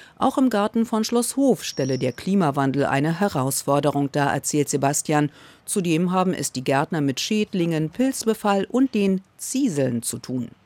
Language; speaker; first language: German; native; German